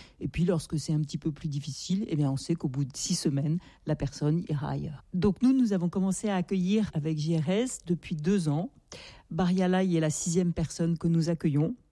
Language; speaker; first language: French; native; French